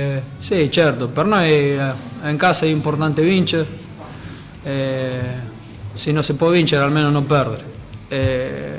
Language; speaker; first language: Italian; non-native, fluent; Spanish